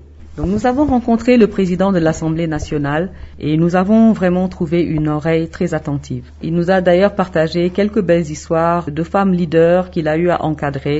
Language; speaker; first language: French; non-native, local second language; Wolof